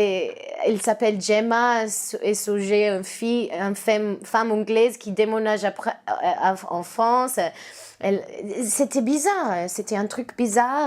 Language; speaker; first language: French; non-native, learner; English